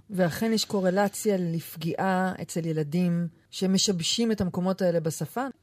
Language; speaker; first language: Hebrew; native; Hebrew